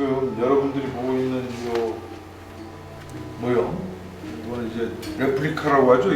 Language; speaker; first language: Korean; native; Korean